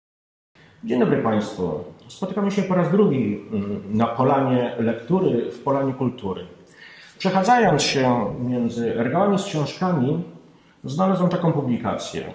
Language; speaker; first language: Polish; native; Polish